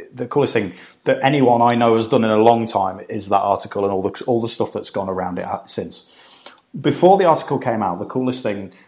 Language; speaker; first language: English; native; English